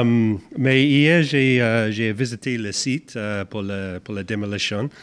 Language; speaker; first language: French; non-native, learner; English